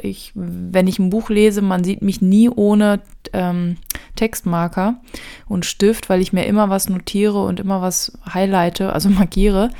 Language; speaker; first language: German; native; German